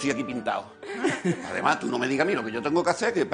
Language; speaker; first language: Spanish; native; Spanish